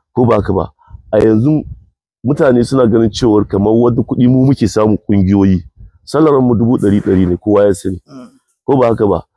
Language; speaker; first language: Hausa; native; Hausa